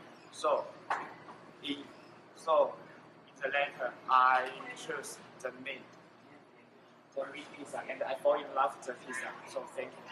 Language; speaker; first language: English; non-native, learner; Chinese